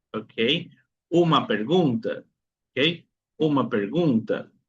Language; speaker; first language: Portuguese; non-native, fluent; Spanish